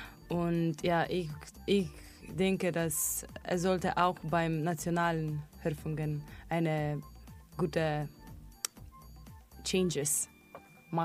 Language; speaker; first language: German; non-native, learner; Slovenian